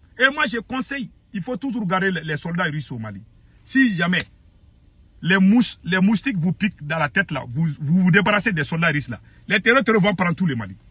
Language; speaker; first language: French; non-native, local second language; Bambara